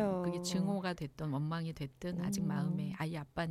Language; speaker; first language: Korean; native; Korean